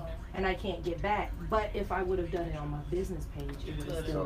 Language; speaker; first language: English; native; English